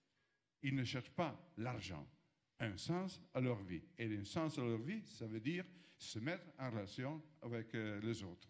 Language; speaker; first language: French; non-native, fluent; Italian